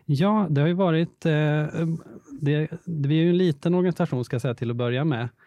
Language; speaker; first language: Swedish; native; Swedish